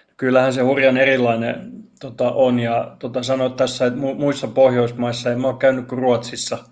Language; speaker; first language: Finnish; non-native, local second language; Swedish